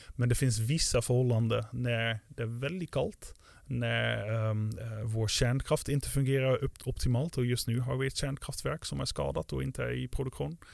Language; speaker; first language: Swedish; non-native, fluent; Dutch